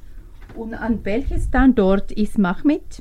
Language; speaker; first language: German; non-native, learner; Spanish